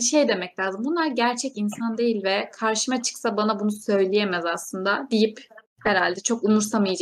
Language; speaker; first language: Turkish; native; Turkish